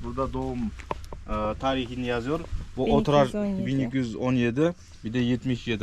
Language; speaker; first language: Turkish; non-native, learner; Kazakh